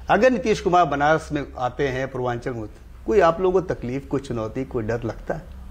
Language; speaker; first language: Hindi; native; Hindi